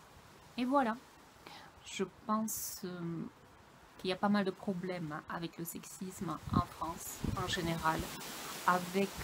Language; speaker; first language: French; non-native, fluent; Russian